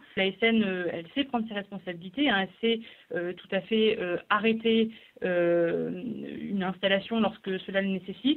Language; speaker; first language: French; native; French